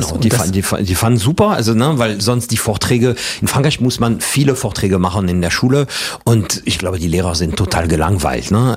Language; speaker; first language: German; non-native, fluent; French